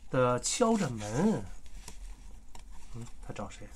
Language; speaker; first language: Chinese; native; Chinese